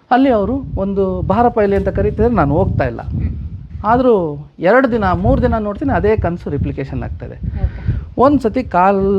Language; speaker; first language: Kannada; native; Kannada